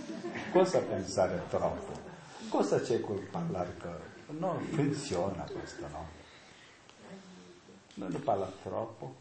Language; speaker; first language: Italian; non-native, learner; Tibetan